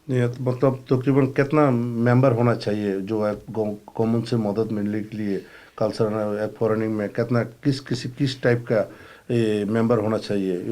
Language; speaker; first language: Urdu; non-native, fluent; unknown